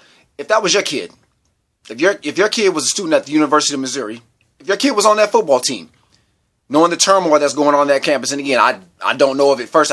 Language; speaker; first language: English; native; English